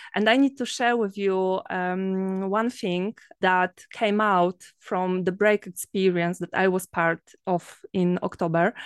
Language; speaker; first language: English; non-native, fluent; Polish